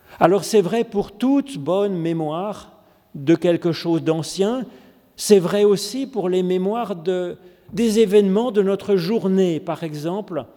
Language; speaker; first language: French; native; French